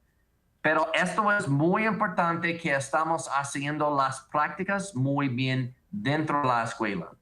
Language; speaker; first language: Spanish; non-native, learner; English